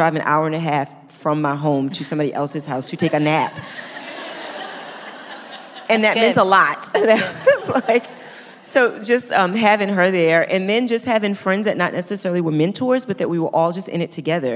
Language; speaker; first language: English; native; English